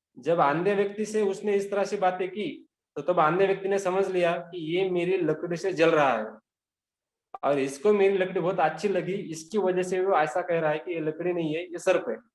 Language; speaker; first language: Hindi; non-native, local second language; Marathi